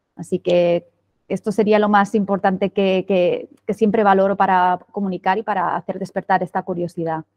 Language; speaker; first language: Spanish; non-native, local second language; Catalan